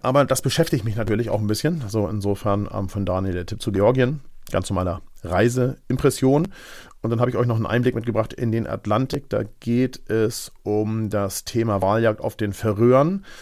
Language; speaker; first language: German; native; German